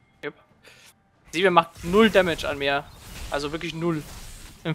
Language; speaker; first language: German; native; German